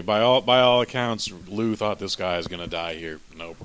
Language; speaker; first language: English; native; English